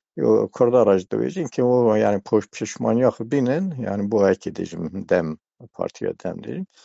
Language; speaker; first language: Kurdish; non-native, local second language; Turkish